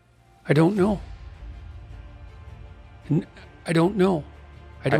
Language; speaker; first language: English; native; English